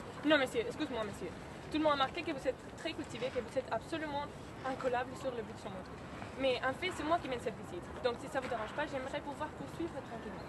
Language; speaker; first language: French; native; French